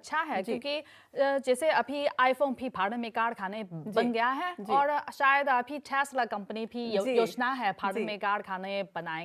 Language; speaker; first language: Hindi; non-native, fluent; Chinese